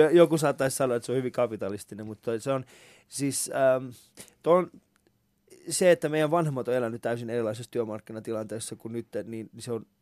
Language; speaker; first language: Finnish; early bilingual, other home language; Persian